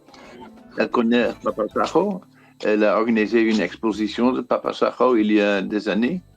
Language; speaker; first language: French; non-native, fluent; Dutch